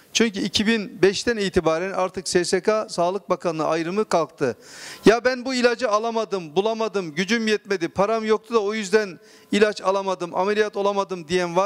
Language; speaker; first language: Turkish; native; Turkish